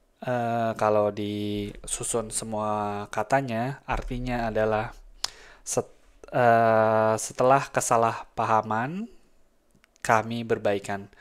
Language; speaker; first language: Indonesian; native; Indonesian